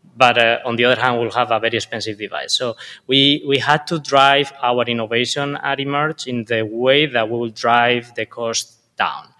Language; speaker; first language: English; non-native, fluent; Spanish